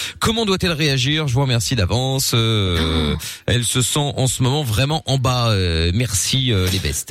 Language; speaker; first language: French; native; French